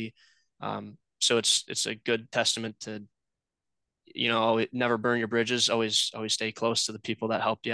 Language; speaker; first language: English; native; English